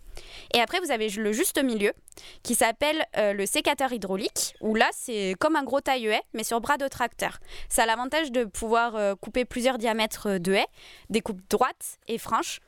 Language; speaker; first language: French; native; French